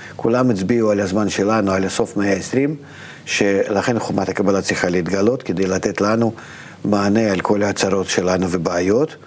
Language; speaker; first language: Hebrew; non-native, fluent; Russian